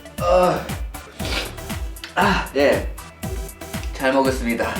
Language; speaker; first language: Korean; non-native, learner; English